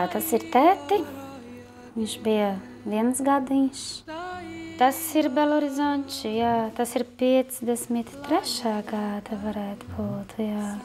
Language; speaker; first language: Latvian; non-native, learner; Portuguese